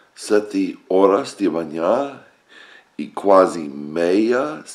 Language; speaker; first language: Portuguese; non-native, learner; English